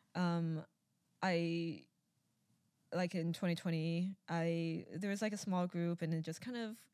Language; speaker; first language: English; early bilingual, other home language; Chinese